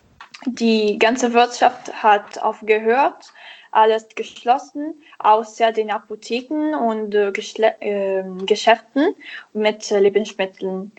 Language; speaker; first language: German; non-native, learner; Italian